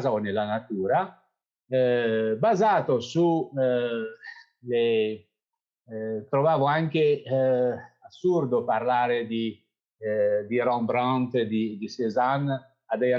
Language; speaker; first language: Italian; non-native, fluent; Kabyle